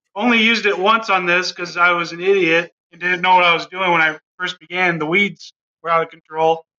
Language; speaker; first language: English; native; English